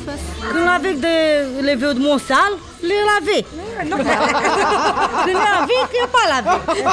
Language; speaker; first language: French; non-native, learner; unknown